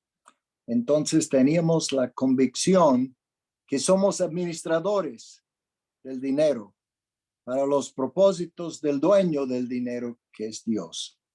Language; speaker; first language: Spanish; non-native, fluent; English